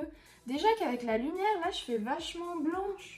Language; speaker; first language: French; native; French